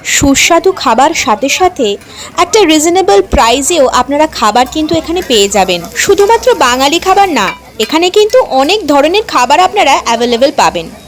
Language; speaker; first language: Bangla; native; Bangla